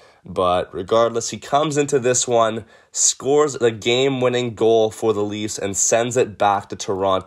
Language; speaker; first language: English; native; English